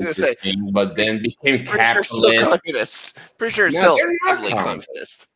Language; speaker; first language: English; non-native, fluent; Portuguese